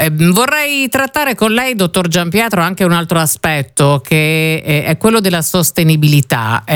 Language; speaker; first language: Italian; native; Italian